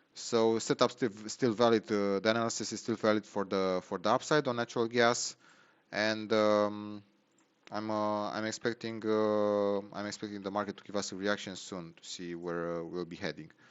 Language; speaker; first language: English; non-native, fluent; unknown